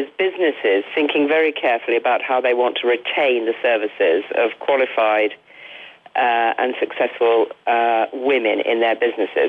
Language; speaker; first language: English; native; English